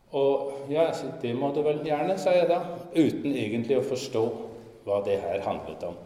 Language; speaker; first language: Norwegian; native; Norwegian